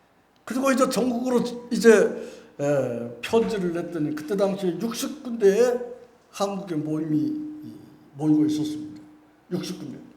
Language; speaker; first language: Korean; native; Korean